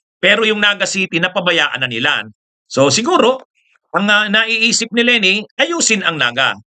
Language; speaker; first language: Filipino; non-native, local second language; Bikol